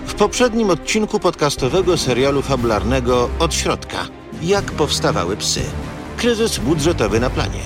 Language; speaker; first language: Polish; native; Polish